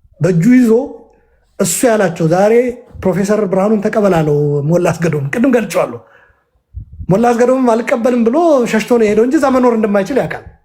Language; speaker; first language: Amharic; non-native, local second language; Tigrinya